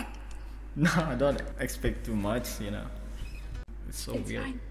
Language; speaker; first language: English; non-native, fluent; Indonesian